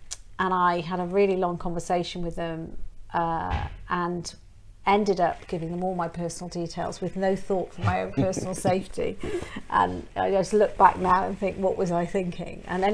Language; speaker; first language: English; native; English